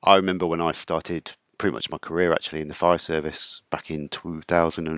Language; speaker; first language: English; native; English